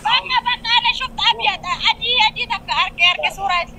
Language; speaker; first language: Arabic; non-native, learner; Oromo